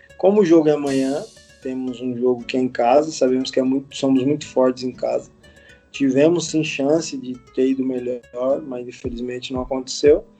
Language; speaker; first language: Portuguese; native; Portuguese